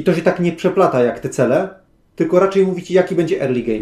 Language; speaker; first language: Polish; native; Polish